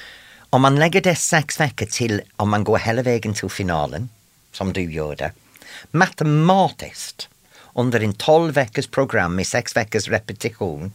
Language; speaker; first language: Swedish; non-native, fluent; English